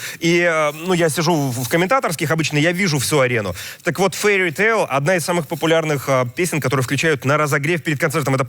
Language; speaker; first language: Russian; native; Russian